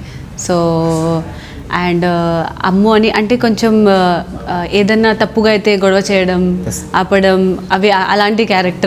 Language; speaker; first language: Telugu; non-native, local second language; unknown